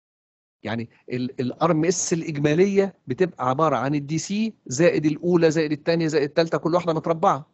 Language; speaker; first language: Arabic; native; Arabic